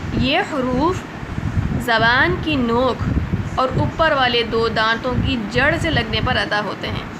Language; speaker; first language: Urdu; native; Urdu